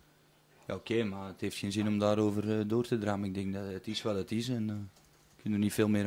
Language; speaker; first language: Dutch; native; Dutch